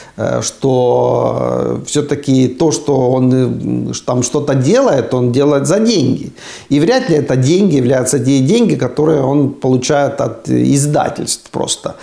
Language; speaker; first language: Russian; non-native, fluent; Estonian